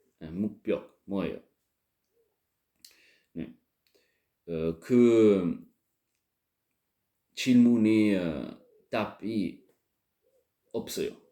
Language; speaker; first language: Korean; non-native, learner; French